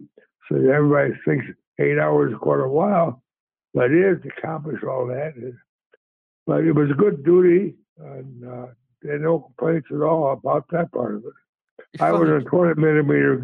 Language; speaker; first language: English; native; English